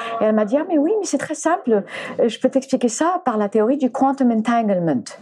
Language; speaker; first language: French; early bilingual, other home language; English